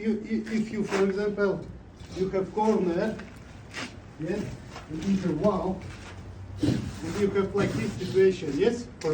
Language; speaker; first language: English; non-native, learner; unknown